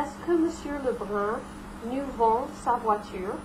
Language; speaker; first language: French; non-native, fluent; English